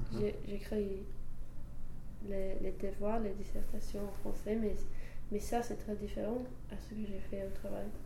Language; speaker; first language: French; non-native, fluent; English